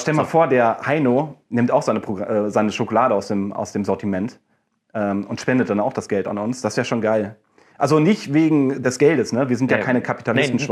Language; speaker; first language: German; native; German